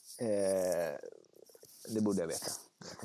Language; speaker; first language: Swedish; native; Swedish